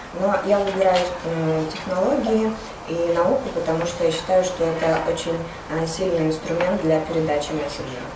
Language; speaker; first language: Russian; native; Russian